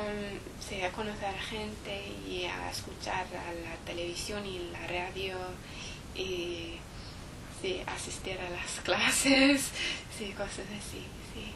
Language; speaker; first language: Spanish; non-native, learner; English